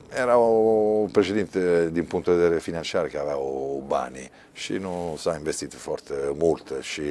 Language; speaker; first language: Romanian; non-native, fluent; Italian